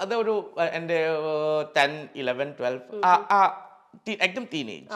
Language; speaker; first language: Malayalam; non-native, learner; Assamese